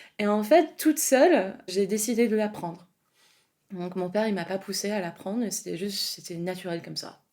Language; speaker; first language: French; non-native, fluent; English